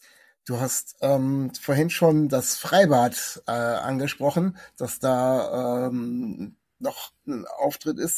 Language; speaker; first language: German; native; German